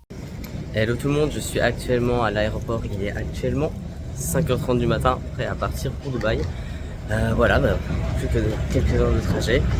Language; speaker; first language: French; native; French